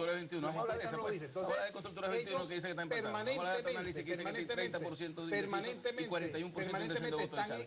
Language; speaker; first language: Spanish; native; Spanish